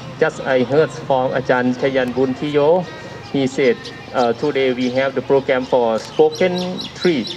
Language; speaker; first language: English; non-native, learner; Thai